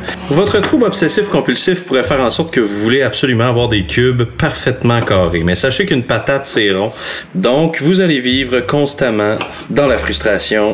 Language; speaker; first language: French; native; French